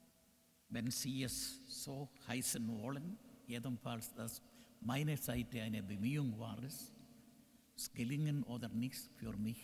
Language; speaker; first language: German; non-native, learner; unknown